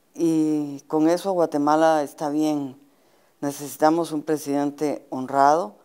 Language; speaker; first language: Spanish; native; Spanish